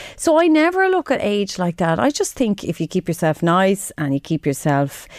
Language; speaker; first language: English; native; English